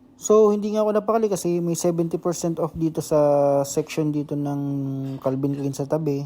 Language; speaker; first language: Filipino; native; Filipino